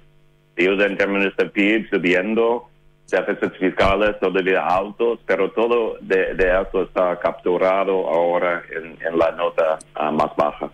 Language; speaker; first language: Spanish; non-native, fluent; English